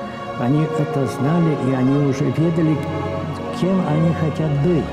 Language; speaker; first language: Russian; non-native, fluent; Polish